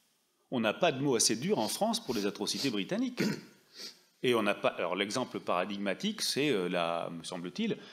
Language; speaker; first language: French; native; French